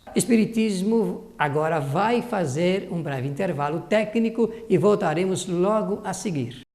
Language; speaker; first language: Portuguese; native; Portuguese